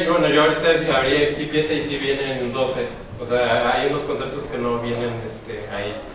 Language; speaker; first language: Spanish; native; Spanish